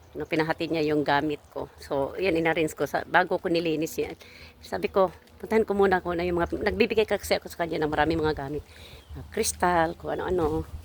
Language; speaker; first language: Filipino; non-native, local second language; Cebuano